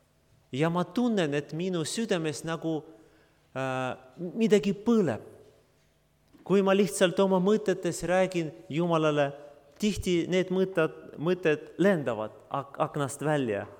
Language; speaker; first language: Estonian; non-native, local second language; Russian